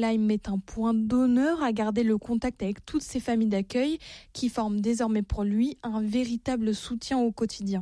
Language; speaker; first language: French; native; French